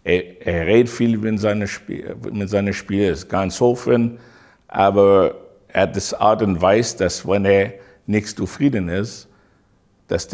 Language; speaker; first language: German; non-native, fluent; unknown